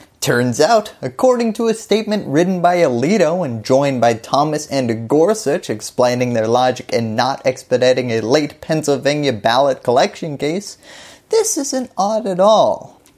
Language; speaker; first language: English; native; English